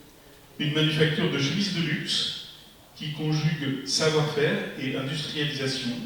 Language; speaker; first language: French; native; French